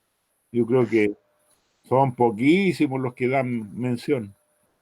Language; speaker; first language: Spanish; native; Spanish